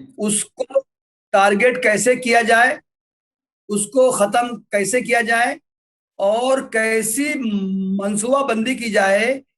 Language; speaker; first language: Urdu; native; Urdu